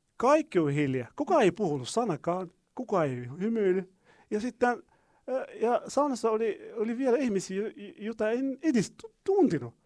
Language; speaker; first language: Finnish; non-native, fluent; Arabic